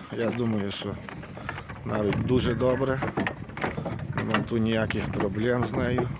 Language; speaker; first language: Ukrainian; native; Ukrainian